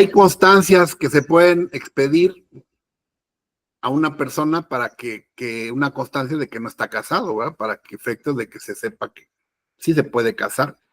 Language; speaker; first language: Spanish; native; Spanish